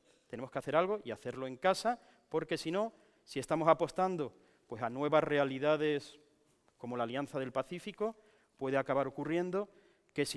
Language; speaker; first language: Spanish; native; Spanish